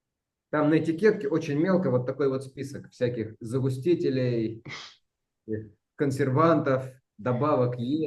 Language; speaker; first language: Russian; native; Russian